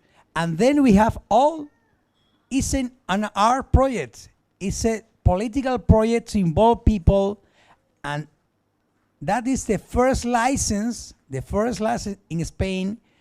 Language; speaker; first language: English; non-native, learner; Spanish